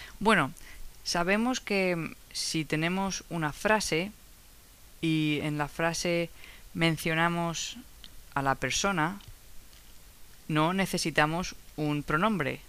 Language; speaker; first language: Spanish; non-native, fluent; English